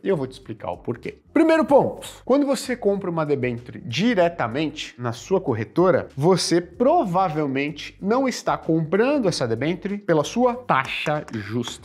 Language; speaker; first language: Portuguese; native; Portuguese